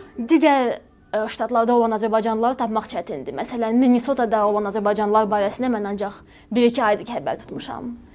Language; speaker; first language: Azerbaijani; native; Azerbaijani